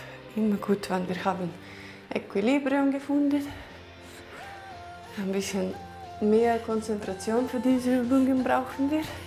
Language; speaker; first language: German; non-native, learner; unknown